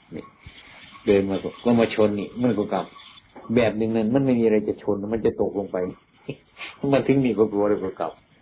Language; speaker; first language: Thai; native; Thai